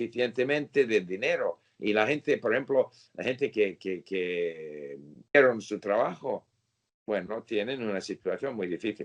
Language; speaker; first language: Spanish; non-native, fluent; English